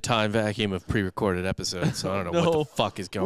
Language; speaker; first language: English; native; English